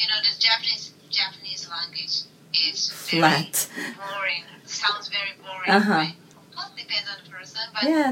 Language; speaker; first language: English; non-native, learner; Japanese